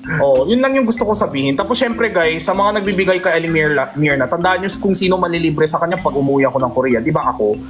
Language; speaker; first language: Filipino; non-native, fluent; Korean